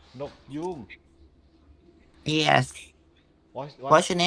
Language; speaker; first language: English; non-native, learner; Thai